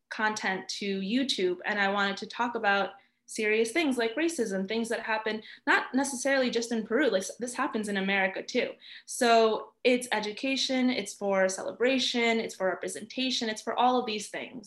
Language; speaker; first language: English; early bilingual, other home language; Spanish